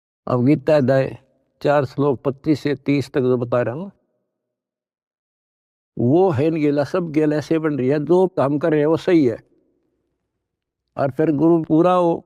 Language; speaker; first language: Hindi; native; Hindi